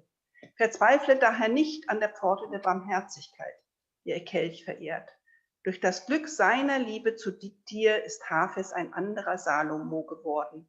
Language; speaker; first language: German; native; German